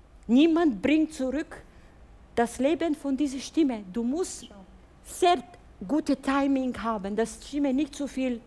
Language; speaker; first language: German; non-native, fluent; Bulgarian